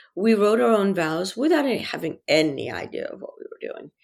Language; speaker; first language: English; early bilingual, other home language; French